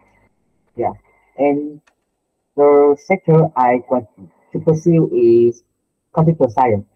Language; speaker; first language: English; non-native, learner; Vietnamese